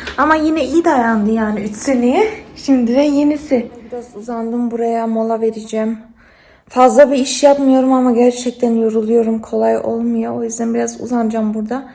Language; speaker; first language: Turkish; early bilingual, heritage; Turkish